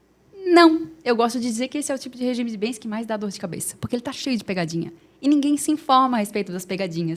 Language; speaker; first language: Portuguese; native; Portuguese